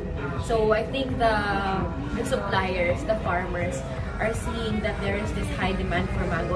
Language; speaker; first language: English; non-native, local second language; Cebuano